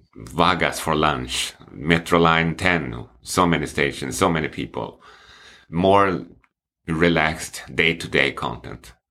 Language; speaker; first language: English; non-native, fluent; Swedish